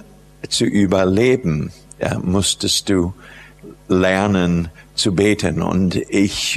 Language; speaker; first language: German; non-native, fluent; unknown